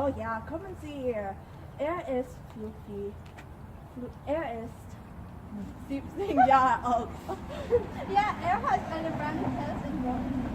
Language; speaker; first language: German; non-native, learner; English